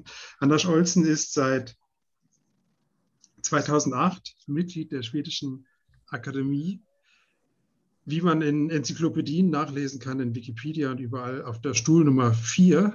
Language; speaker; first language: German; native; German